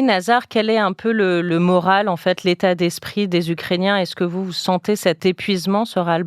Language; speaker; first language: French; native; French